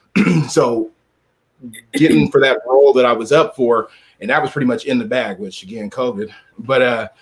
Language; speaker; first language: English; native; English